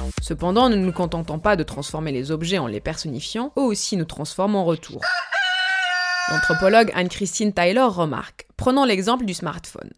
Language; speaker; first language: French; native; French